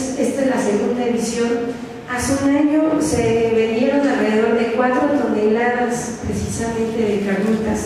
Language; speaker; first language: Spanish; native; Spanish